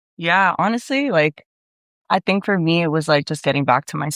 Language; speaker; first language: English; native; English